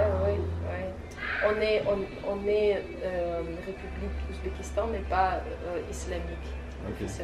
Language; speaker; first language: French; non-native, fluent; Tajik